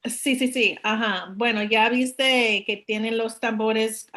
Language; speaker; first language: Spanish; non-native, learner; English